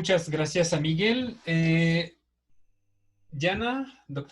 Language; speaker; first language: Spanish; native; Spanish